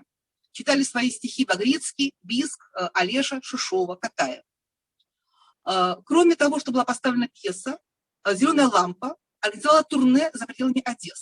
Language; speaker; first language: Russian; native; Russian